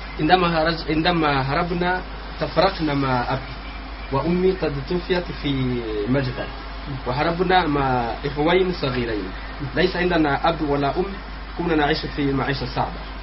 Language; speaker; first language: Arabic; non-native, fluent; Kinyarwanda